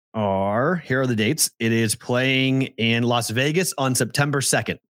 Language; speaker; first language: English; native; English